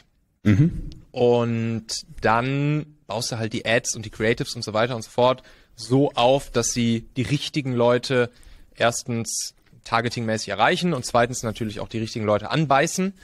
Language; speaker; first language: German; native; German